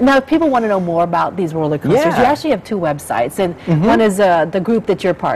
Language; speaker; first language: English; native; English